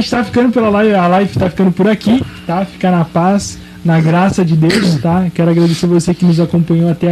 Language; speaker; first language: Portuguese; native; Portuguese